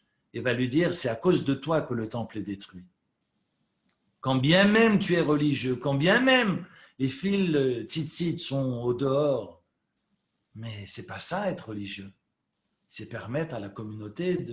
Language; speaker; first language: French; native; French